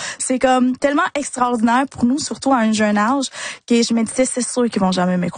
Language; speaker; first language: French; early bilingual, other home language; Spanish